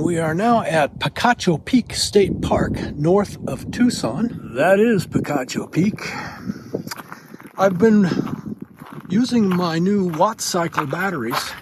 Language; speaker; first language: English; native; English